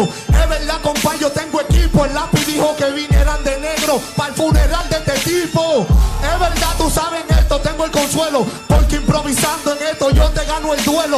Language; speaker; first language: Spanish; native; Spanish